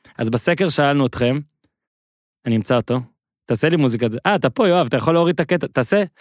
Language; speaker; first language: Hebrew; native; Hebrew